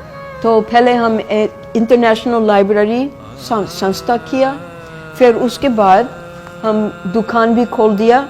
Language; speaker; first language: Hindi; non-native, fluent; English